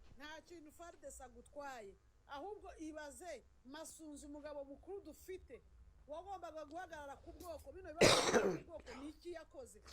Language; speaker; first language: Kinyarwanda; native; Kinyarwanda